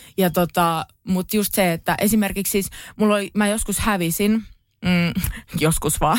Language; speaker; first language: Finnish; native; Finnish